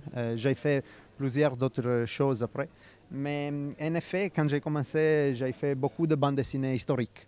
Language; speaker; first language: French; non-native, fluent; Italian